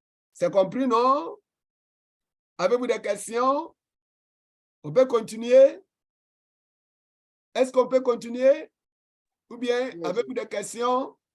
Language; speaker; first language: French; non-native, fluent; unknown